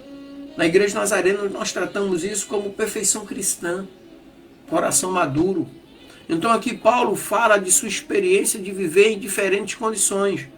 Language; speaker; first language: Portuguese; native; Portuguese